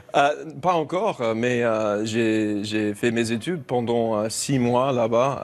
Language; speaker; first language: French; non-native, learner; English